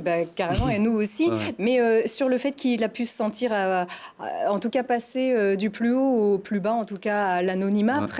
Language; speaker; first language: French; native; French